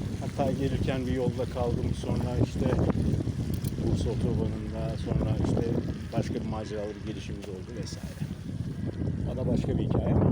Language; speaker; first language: Turkish; native; Turkish